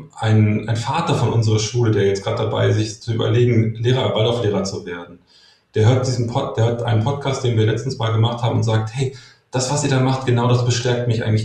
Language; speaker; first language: German; native; German